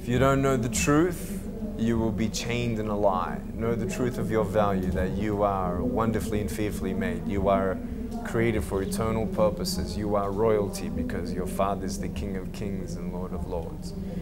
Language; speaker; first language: English; native; English